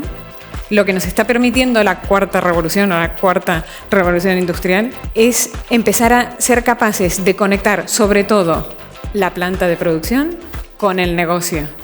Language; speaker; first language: Spanish; native; Spanish